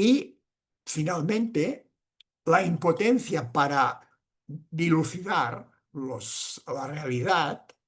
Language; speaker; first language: Spanish; non-native, local second language; Catalan